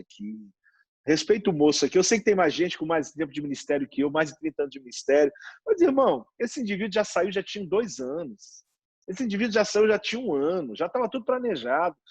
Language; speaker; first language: Portuguese; native; Portuguese